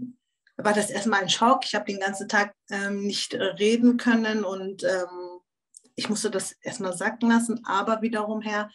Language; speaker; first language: German; early bilingual, other home language; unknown